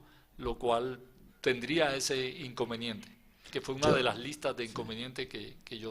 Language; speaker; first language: Spanish; native; Spanish